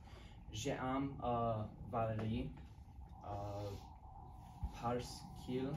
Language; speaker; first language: French; non-native, learner; English